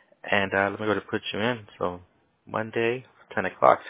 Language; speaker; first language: English; early bilingual, other home language; Spanish